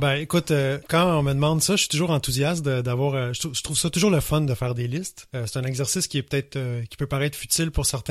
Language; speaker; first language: French; native; French